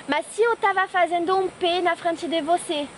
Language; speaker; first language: Portuguese; non-native, learner; French